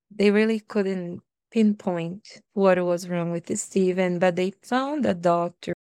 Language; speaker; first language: English; non-native, fluent; Portuguese